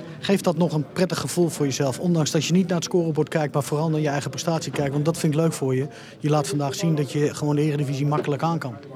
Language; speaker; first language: Dutch; native; Dutch